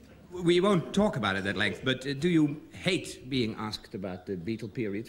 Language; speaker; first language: English; non-native, fluent; Dutch